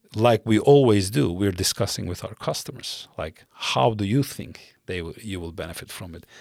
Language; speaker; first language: English; non-native, fluent; Turkish